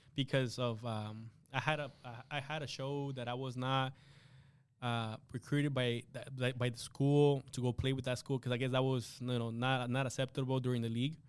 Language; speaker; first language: English; early bilingual, other home language; Spanish